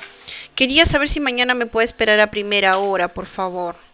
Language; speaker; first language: Spanish; native; Spanish